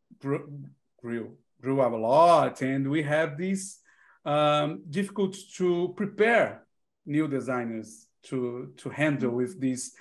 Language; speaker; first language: English; non-native, learner; Portuguese